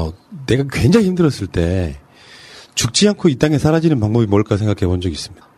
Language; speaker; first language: Korean; native; Korean